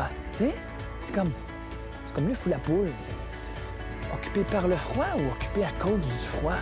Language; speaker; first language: French; native; French